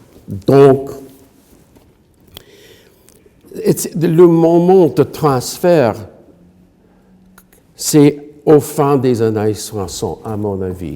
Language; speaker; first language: French; non-native, fluent; English